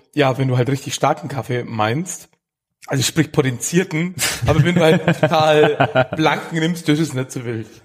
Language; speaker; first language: German; native; German